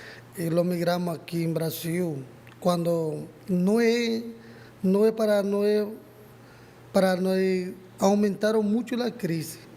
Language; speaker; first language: Portuguese; non-native, learner; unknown